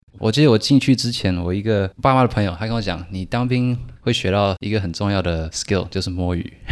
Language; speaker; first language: Chinese; early bilingual, heritage; Chinese